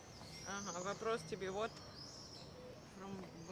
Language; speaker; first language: Russian; native; Russian